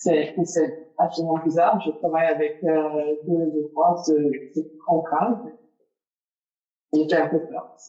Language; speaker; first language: French; non-native, fluent; English